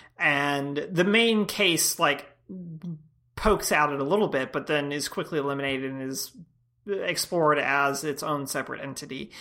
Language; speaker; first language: English; native; English